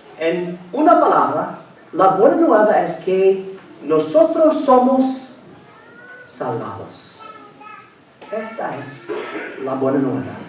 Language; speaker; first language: Spanish; non-native, fluent; English